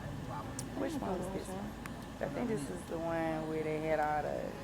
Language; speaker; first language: English; native; English